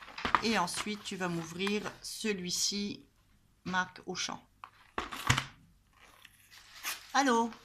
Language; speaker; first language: French; native; French